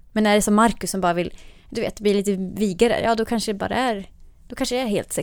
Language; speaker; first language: Swedish; native; Swedish